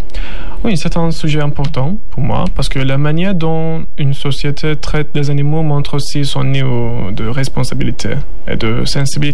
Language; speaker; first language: French; non-native, learner; Turkish